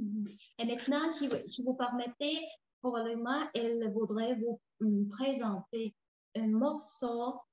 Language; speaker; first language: French; non-native, fluent; Tuvinian